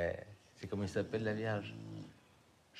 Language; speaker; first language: French; native; French